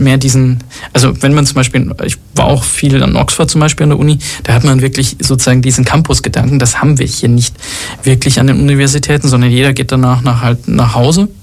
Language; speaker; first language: German; early bilingual, other home language; Arabic